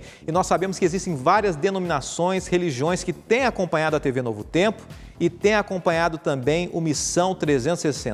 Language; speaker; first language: Portuguese; native; Portuguese